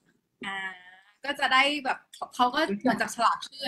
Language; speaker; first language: Thai; native; Thai